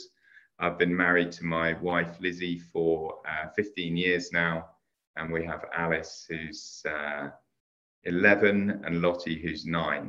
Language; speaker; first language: English; native; English